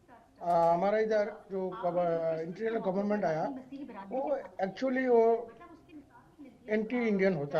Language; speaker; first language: Hindi; non-native, local second language; Bangla